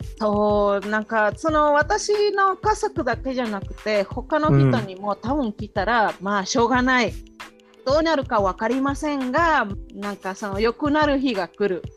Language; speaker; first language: Japanese; non-native, fluent; Spanish